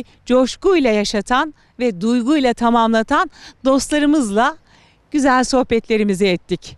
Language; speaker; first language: Turkish; native; Turkish